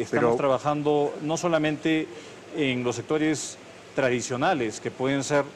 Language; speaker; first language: Spanish; native; Spanish